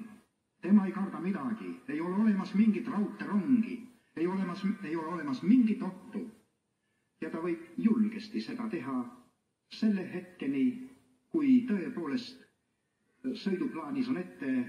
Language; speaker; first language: Estonian; native; Estonian